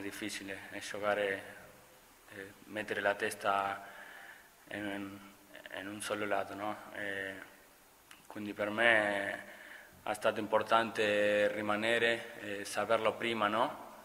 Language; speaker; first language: Italian; non-native, fluent; Spanish